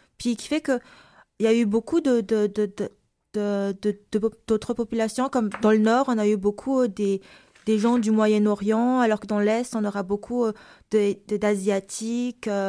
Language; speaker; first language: French; non-native, local second language; Malagasy